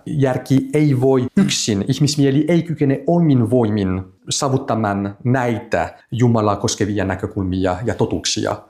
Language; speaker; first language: Finnish; non-native, fluent; French